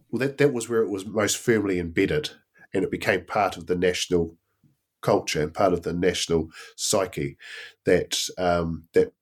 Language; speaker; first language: English; native; English